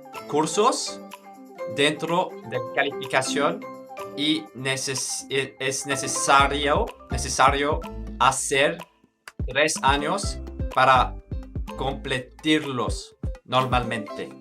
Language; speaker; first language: Spanish; non-native, learner; English